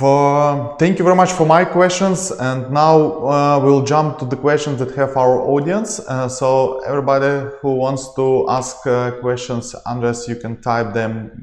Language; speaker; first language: English; non-native, learner; Ukrainian